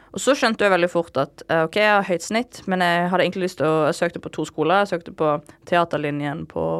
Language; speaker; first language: Norwegian; native; Norwegian